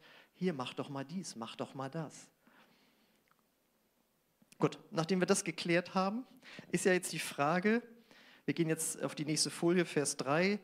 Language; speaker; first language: German; native; German